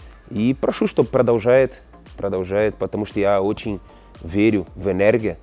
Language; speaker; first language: Russian; non-native, learner; Portuguese